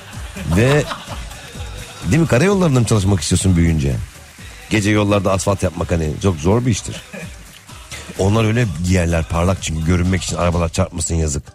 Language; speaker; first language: Turkish; native; Turkish